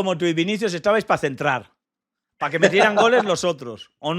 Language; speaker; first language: Spanish; native; Spanish